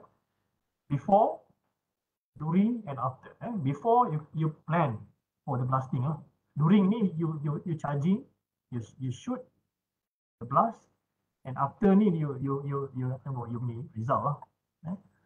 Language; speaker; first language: English; non-native, local second language; Malay